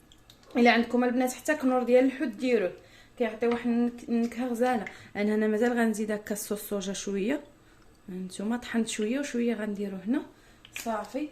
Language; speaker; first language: Arabic; native; Arabic